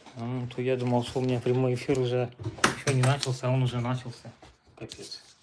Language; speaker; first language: Russian; native; Russian